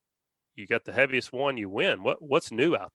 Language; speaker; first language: English; native; English